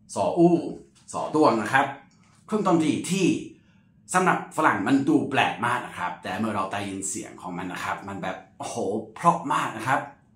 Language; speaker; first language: Thai; non-native, fluent; English